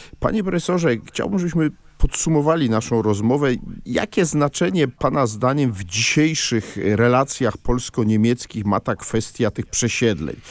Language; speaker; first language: Polish; native; Polish